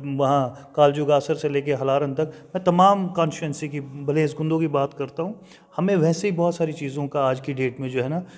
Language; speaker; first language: Hindi; non-native, local second language; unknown